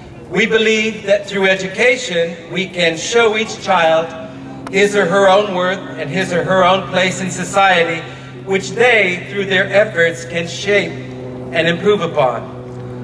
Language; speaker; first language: English; native; English